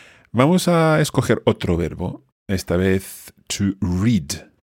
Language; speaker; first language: Spanish; non-native, fluent; English